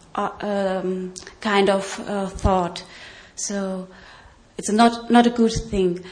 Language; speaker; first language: English; non-native, fluent; German